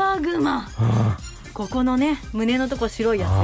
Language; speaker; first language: Japanese; native; Japanese